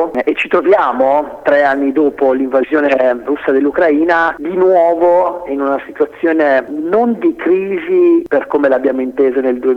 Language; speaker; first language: Italian; native; Italian